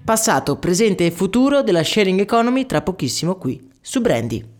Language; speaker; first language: Italian; native; Italian